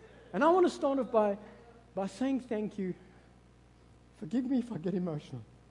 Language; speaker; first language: English; non-native, local second language; Afrikaans